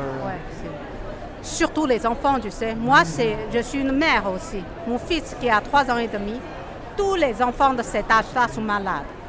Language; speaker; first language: French; non-native, fluent; Chinese